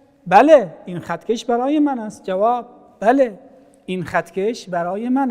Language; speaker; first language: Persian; non-native, fluent; Arabic